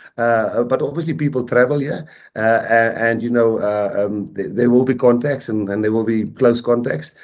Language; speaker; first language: English; non-native, local second language; Afrikaans